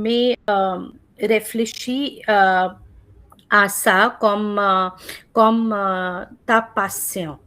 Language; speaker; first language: French; non-native, fluent; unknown